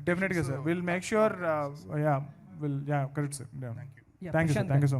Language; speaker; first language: Telugu; native; Telugu